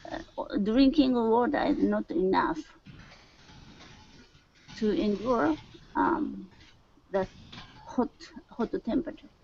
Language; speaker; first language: English; non-native, learner; Japanese